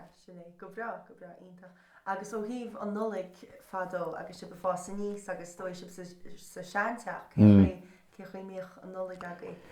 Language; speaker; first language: Irish; native; Irish